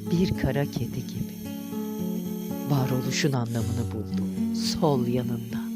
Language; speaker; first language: Turkish; native; Turkish